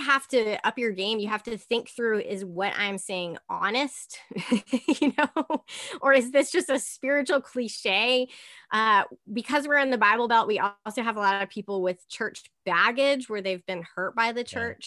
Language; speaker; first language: English; native; English